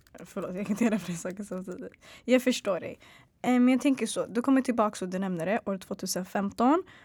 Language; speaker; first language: Swedish; early bilingual, other home language; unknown